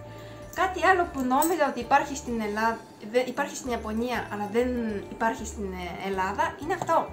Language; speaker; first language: Greek; non-native, fluent; Japanese